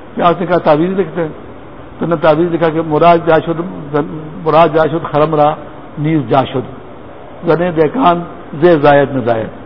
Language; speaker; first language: Urdu; non-native, local second language; Pashto